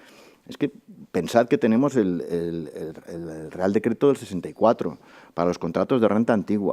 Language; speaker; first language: Spanish; native; Spanish